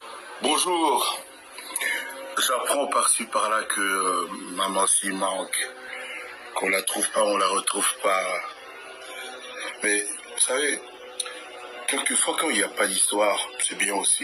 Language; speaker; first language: French; non-native, local second language; Lingala